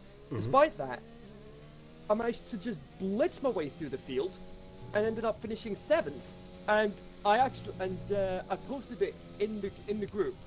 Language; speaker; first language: English; native; English